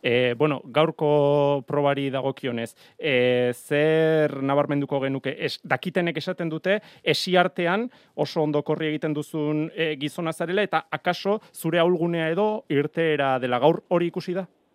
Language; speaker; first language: Basque; native; Basque